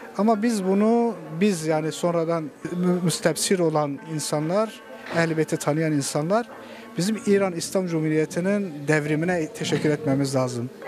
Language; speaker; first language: Turkish; non-native, local second language; Zaza